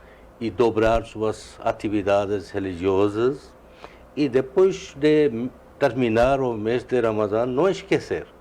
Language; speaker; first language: Portuguese; non-native, fluent; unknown